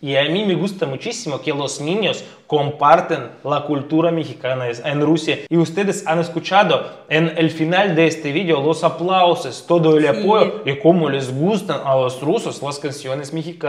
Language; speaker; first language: Spanish; non-native, fluent; Russian